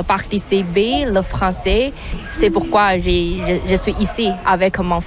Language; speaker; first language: French; non-native, learner; Chinese